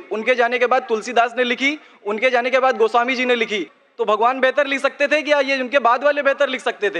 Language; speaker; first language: Hindi; native; Hindi